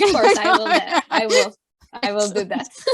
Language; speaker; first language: English; non-native, learner; Turkish